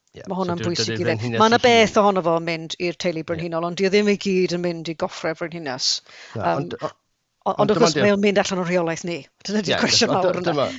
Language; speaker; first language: Welsh; native; Welsh